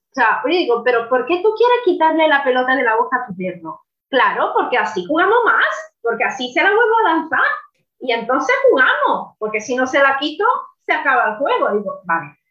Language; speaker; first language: Spanish; non-native, fluent; Italian